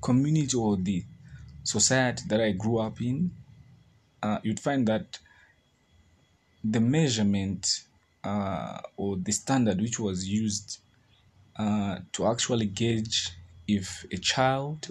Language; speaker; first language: English; non-native, local second language; Shona